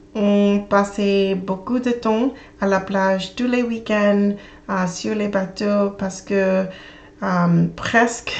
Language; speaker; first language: French; non-native, learner; English